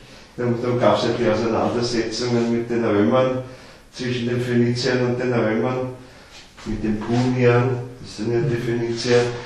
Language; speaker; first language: German; native; German